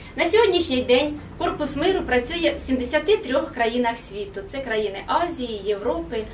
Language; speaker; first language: Ukrainian; non-native, fluent; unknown